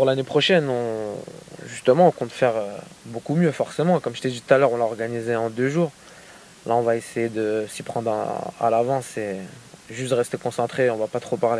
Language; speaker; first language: French; native; French